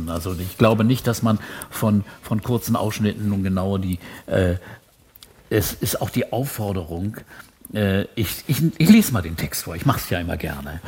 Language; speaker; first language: German; native; German